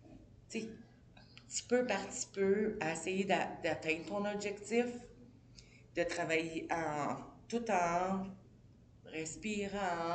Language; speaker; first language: French; native; French